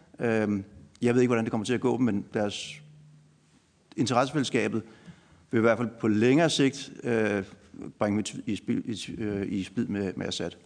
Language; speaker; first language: Danish; native; Danish